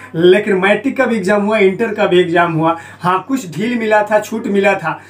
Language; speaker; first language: Hindi; native; Hindi